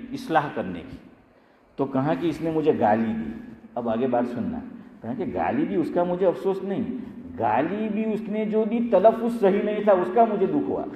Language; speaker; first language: Urdu; non-native, local second language; Gujarati